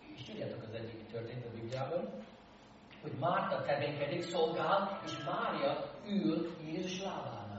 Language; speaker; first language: Hungarian; non-native, fluent; English